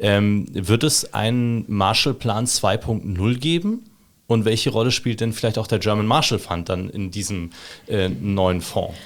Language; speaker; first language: German; native; German